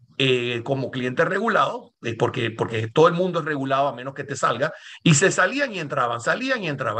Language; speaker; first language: Spanish; native; Spanish